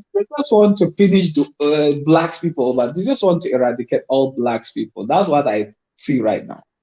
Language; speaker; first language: English; non-native, fluent; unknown